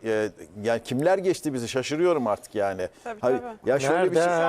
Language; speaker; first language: Turkish; native; Turkish